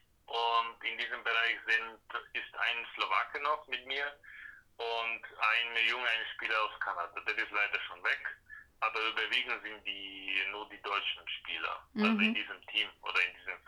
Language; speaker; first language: German; non-native, fluent; Slovak